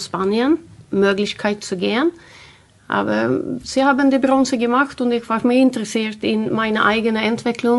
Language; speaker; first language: German; non-native, learner; Swedish